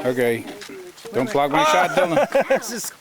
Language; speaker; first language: English; native; English